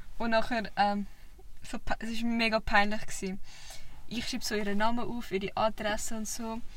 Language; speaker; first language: German; early bilingual, other home language; Vietnamese